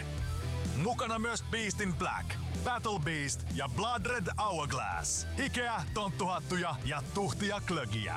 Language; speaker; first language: Finnish; native; Finnish